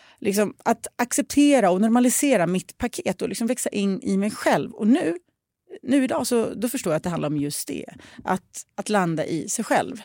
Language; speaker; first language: Swedish; early bilingual, other home language; Russian